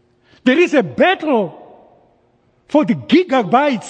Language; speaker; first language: English; non-native, local second language; Shona